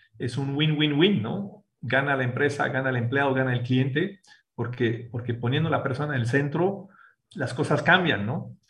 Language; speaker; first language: Spanish; non-native, fluent; French